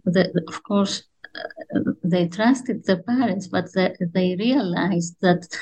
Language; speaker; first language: English; non-native, fluent; Greek